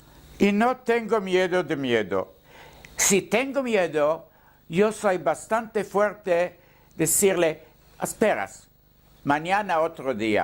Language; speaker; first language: Spanish; non-native, learner; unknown